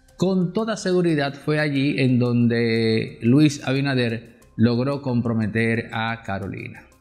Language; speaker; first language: Spanish; native; Spanish